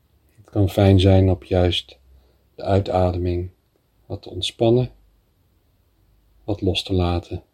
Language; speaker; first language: Dutch; native; Dutch